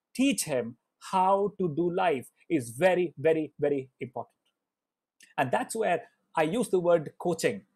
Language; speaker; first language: English; non-native, local second language; Malayalam